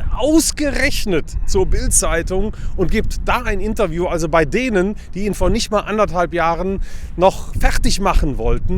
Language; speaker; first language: German; native; German